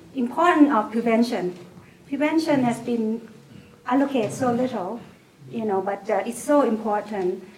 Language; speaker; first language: English; non-native, fluent; Thai